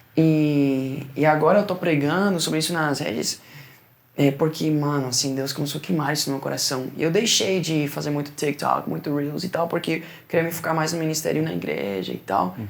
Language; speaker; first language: Portuguese; non-native, fluent; Spanish